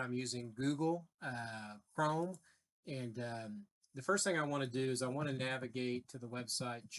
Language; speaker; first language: English; native; English